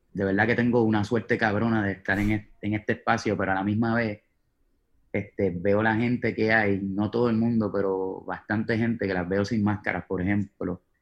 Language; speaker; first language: Spanish; native; Spanish